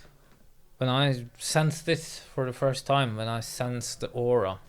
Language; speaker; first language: English; non-native, fluent; Norwegian